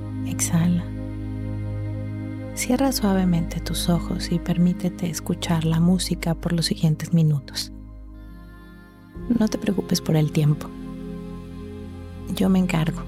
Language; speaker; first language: Spanish; native; Spanish